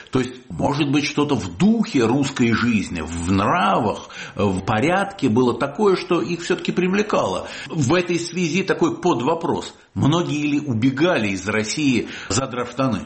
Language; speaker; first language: Russian; native; Russian